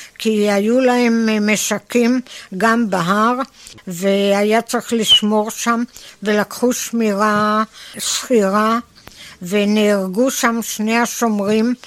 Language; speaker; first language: Hebrew; native; Hebrew